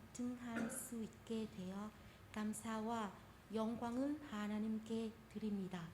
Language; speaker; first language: Korean; non-native, fluent; Vietnamese